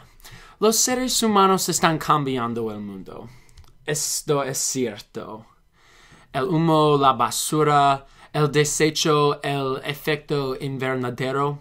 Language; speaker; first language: Spanish; non-native, learner; English